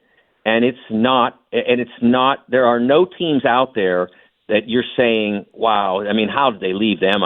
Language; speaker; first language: English; native; English